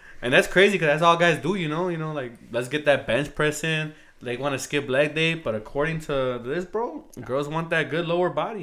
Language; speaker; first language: English; native; English